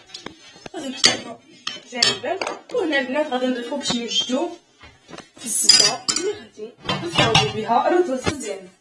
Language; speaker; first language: Arabic; native; Arabic